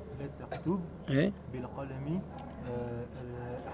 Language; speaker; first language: Arabic; non-native, learner; French